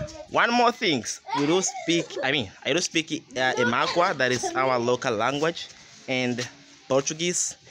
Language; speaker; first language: English; non-native, learner; Makhuwa